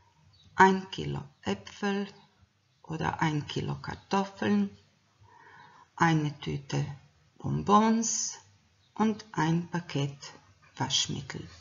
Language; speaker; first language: German; non-native, fluent; Croatian